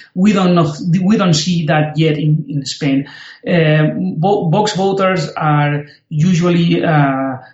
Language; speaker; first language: English; non-native, fluent; Spanish